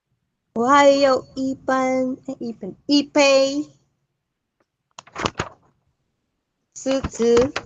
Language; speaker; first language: Chinese; non-native, learner; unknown